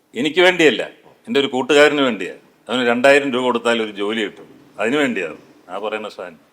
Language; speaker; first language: Malayalam; native; Malayalam